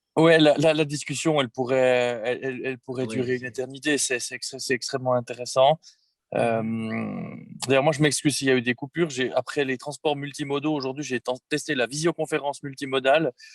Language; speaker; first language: French; native; French